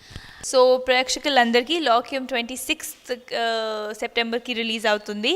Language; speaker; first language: Telugu; non-native, learner; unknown